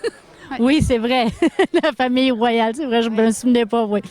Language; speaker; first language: French; native; French